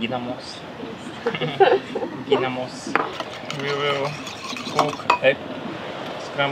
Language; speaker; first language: English; non-native, learner; Russian